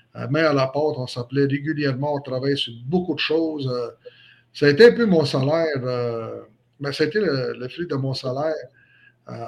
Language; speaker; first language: French; native; French